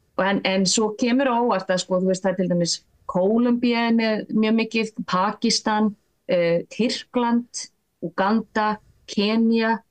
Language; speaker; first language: Icelandic; native; Icelandic